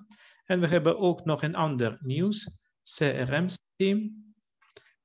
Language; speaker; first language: Dutch; non-native, fluent; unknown